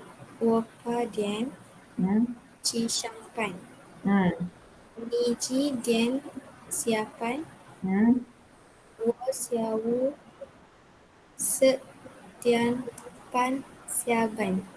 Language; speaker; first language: Chinese; non-native, learner; Malay